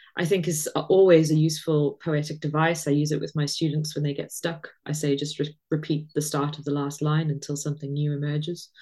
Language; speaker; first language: English; native; English